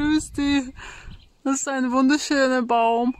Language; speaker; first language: German; non-native, fluent; Russian